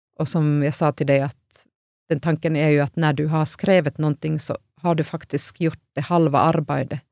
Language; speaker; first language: Norwegian; non-native, fluent; Finnish